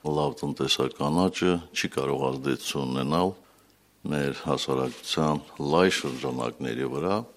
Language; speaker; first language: Armenian; native; Armenian